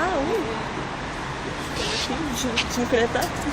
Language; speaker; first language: French; non-native, learner; Dutch